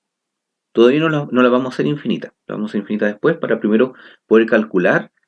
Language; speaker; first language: Spanish; native; Spanish